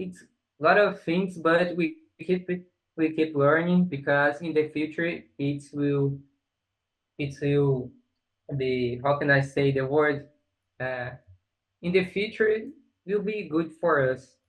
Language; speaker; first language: English; non-native, learner; Portuguese